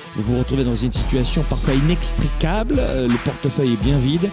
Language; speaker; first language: French; native; French